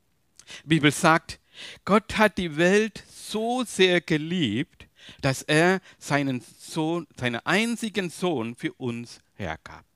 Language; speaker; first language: German; non-native, learner; Tamil